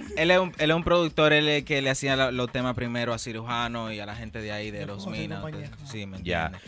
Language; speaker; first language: Spanish; native; Spanish